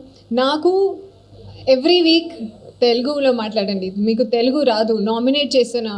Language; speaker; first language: Telugu; non-native, learner; Hindi